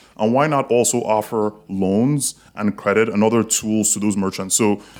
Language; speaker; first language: English; non-native, local second language; Yoruba